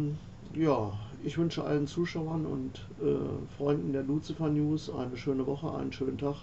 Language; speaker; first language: German; native; German